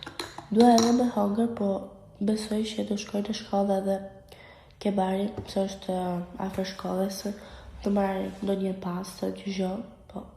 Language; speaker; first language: Albanian; early bilingual, heritage; Albanian